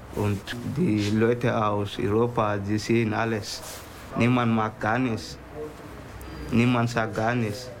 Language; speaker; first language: German; non-native, learner; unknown